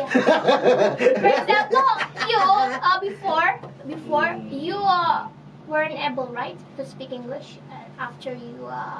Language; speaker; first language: English; non-native, fluent; Indonesian